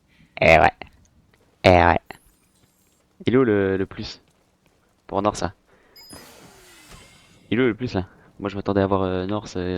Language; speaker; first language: French; native; French